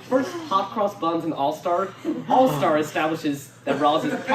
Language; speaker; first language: English; native; English